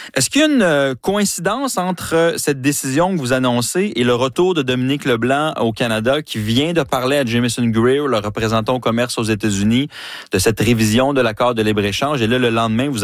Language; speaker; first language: French; native; French